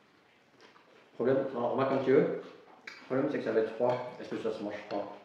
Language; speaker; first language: French; native; French